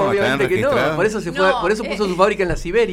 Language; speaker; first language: Spanish; native; Spanish